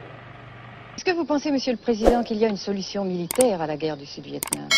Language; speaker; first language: French; native; French